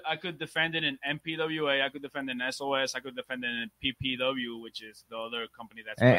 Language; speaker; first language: English; early bilingual, other home language; Spanish